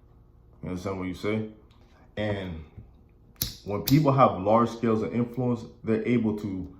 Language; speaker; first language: English; native; English